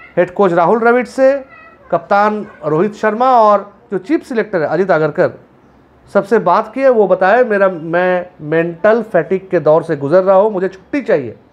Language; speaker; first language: Hindi; non-native, local second language; Bangla